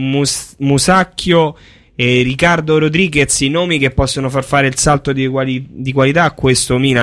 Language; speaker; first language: Italian; native; Italian